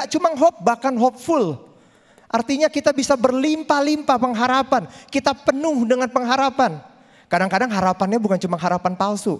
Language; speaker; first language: Indonesian; native; Indonesian